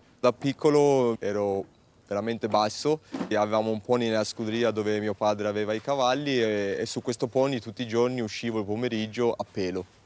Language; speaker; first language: Italian; early bilingual, other home language; German